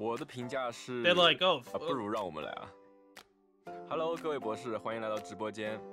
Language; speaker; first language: Chinese; native; Chinese